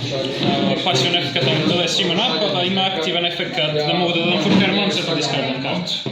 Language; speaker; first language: Bosnian; native; Bosnian